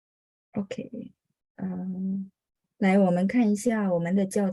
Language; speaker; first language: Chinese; non-native, fluent; Indonesian